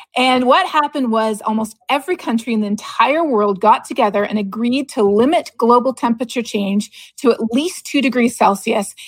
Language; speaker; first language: English; native; English